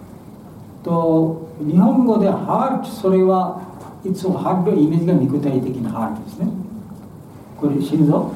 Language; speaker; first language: Japanese; non-native, learner; Bangla